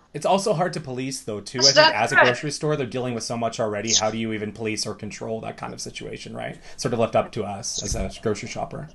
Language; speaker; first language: English; native; English